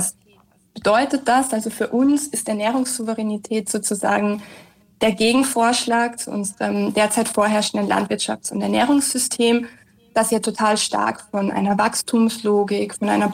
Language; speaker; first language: German; native; German